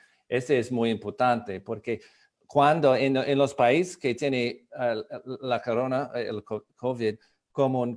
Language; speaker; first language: Spanish; non-native, fluent; English